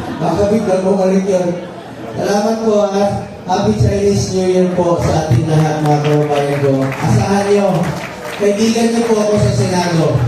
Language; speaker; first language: Filipino; non-native, local second language; Cebuano